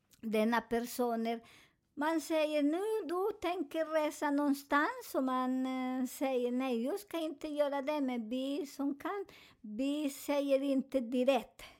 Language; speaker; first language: Swedish; non-native, fluent; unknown